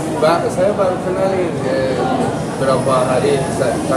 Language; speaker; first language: Indonesian; non-native, learner; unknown